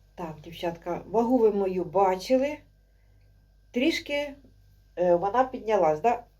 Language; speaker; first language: Ukrainian; non-native, local second language; Russian